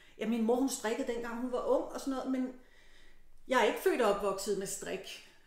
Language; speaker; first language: Danish; native; Danish